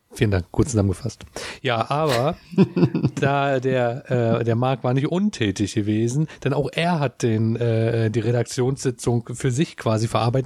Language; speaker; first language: German; native; German